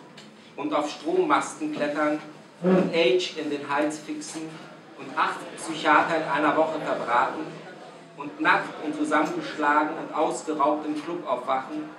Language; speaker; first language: German; non-native, fluent; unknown